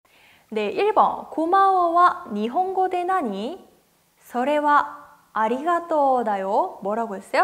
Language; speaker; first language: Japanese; non-native, fluent; Korean